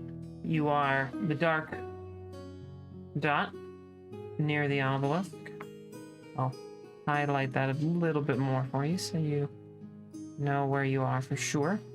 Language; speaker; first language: English; native; English